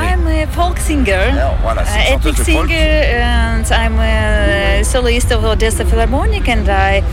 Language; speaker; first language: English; non-native, fluent; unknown